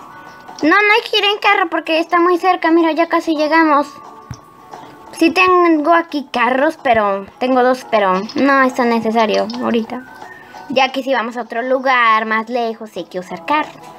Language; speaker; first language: Spanish; native; Spanish